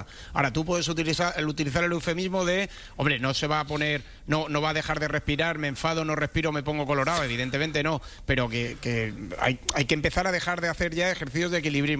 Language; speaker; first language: Spanish; native; Spanish